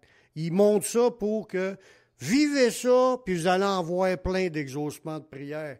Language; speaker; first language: French; native; French